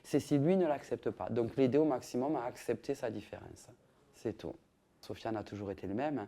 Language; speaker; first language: French; native; French